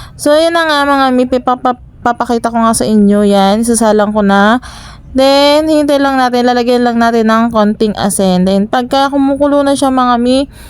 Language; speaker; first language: Filipino; non-native, local second language; Bikol